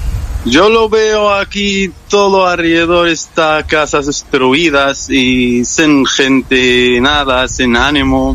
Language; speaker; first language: Spanish; non-native, fluent; Arabic